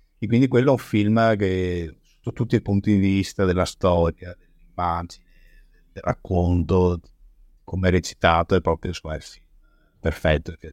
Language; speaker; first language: Italian; native; Italian